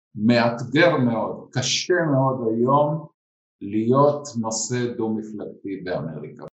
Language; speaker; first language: Hebrew; non-native, fluent; Spanish